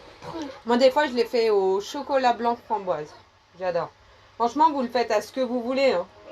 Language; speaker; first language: French; native; French